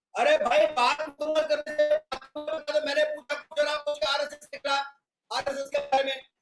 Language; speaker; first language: Hindi; native; Hindi